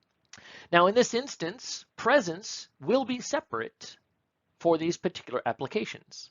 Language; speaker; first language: English; native; English